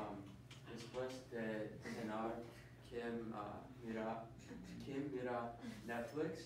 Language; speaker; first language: Spanish; non-native, learner; English